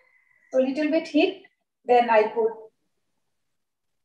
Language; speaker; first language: English; non-native, learner; Bangla